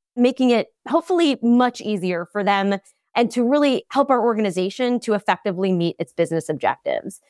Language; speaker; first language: English; native; English